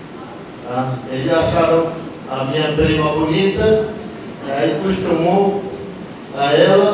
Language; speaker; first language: Portuguese; non-native, local second language; Yanomámi